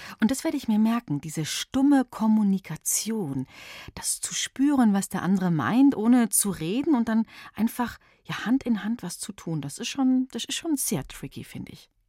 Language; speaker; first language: German; native; German